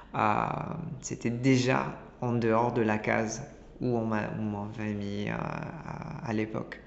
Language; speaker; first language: French; non-native, fluent; Italian